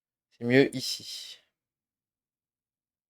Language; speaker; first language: French; native; French